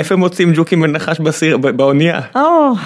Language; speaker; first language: Hebrew; native; Hebrew